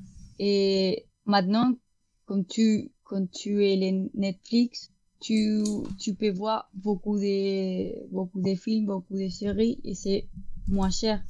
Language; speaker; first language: French; non-native, learner; Spanish